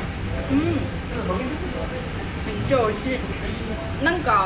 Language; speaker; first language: Japanese; non-native, fluent; Vietnamese